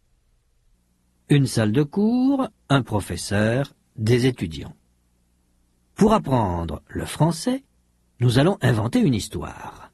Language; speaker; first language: French; native; French